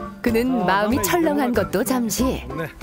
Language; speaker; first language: Korean; native; Korean